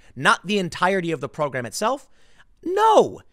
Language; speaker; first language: English; native; English